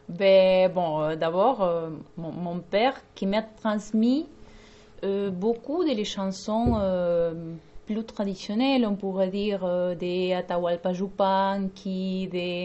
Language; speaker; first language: French; non-native, fluent; Spanish